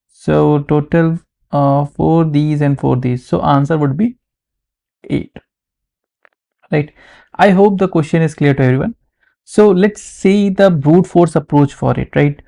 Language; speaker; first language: English; non-native, local second language; Hindi